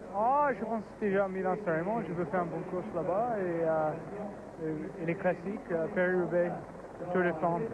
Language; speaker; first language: French; non-native, fluent; English